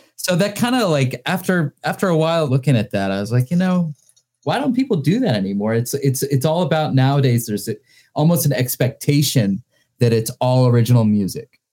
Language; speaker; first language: English; native; English